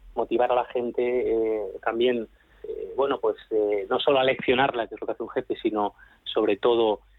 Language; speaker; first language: Spanish; native; Spanish